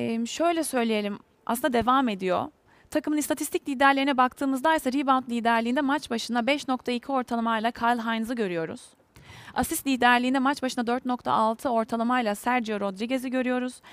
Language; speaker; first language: Turkish; native; Turkish